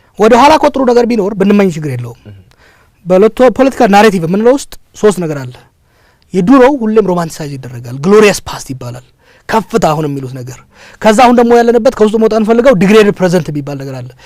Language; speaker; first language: Amharic; non-native, local second language; Oromo